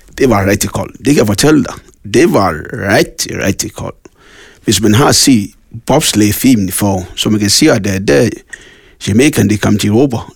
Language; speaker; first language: Danish; non-native, fluent; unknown